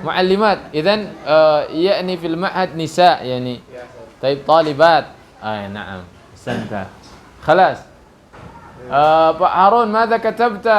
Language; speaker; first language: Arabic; non-native, fluent; Indonesian